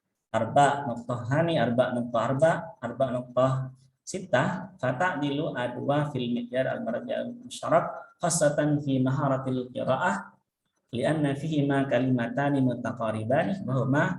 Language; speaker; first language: Arabic; non-native, fluent; Indonesian